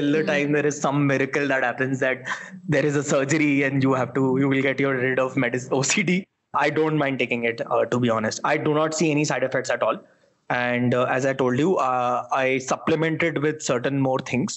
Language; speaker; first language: English; non-native, local second language; Hindi